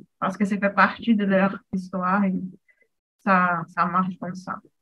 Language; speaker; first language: French; non-native, fluent; Portuguese